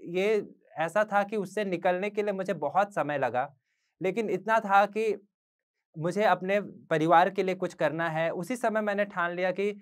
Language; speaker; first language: Hindi; native; Hindi